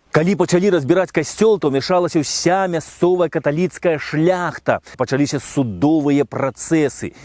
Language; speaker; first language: Belarusian; native; Belarusian